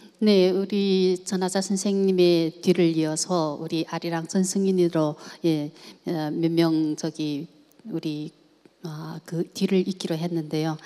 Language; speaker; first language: Korean; native; Korean